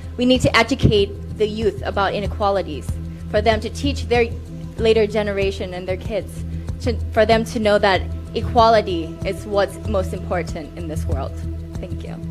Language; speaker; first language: English; non-native, fluent; Thai